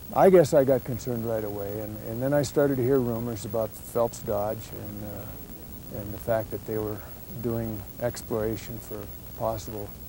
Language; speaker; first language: English; native; English